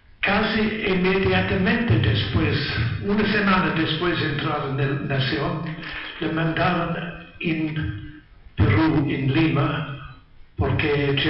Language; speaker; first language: Spanish; non-native, learner; Italian